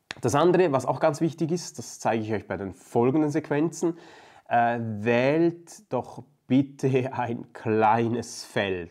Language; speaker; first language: German; native; German